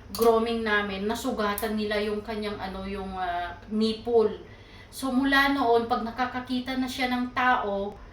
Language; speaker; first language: Filipino; non-native, local second language; Iloko